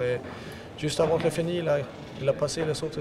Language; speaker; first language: French; non-native, learner; Swedish